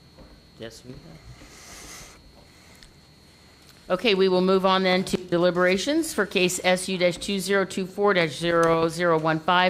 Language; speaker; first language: English; native; English